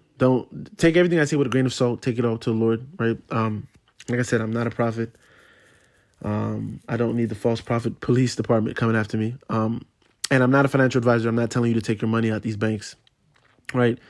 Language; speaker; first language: English; native; English